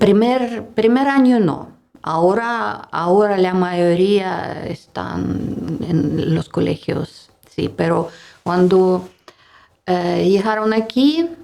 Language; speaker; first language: Spanish; non-native, learner; Russian